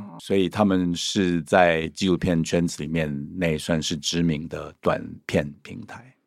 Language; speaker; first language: Chinese; native; Chinese